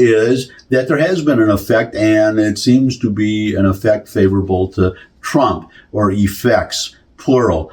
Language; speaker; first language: English; native; English